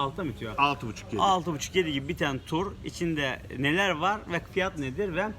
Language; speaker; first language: Turkish; native; Turkish